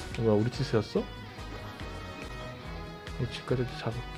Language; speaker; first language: Korean; native; Korean